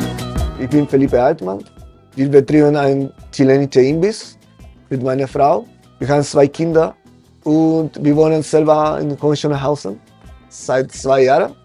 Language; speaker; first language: German; non-native, fluent; Spanish